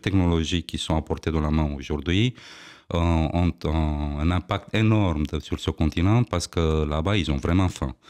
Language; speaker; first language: French; non-native, fluent; Romanian